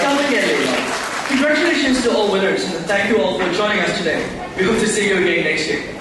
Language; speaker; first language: English; non-native, local second language; Cantonese